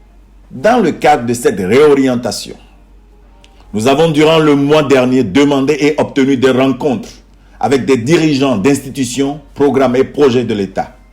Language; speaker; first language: French; native; French